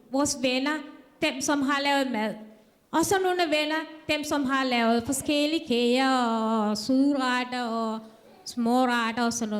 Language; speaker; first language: Danish; non-native, fluent; Tamil